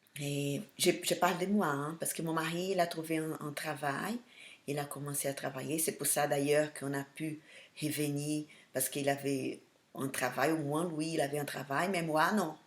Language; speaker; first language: French; non-native, fluent; Portuguese